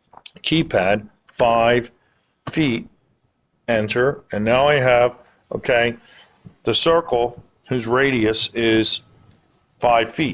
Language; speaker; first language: English; native; English